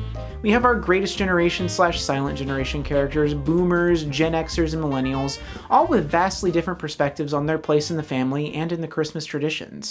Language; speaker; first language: English; native; English